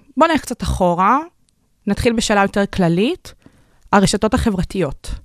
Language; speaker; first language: Hebrew; native; Hebrew